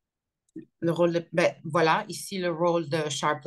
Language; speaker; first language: French; early bilingual, other home language; Arabic